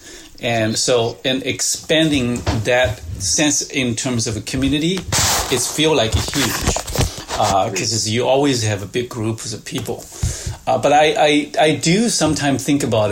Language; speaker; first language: English; non-native, fluent; Chinese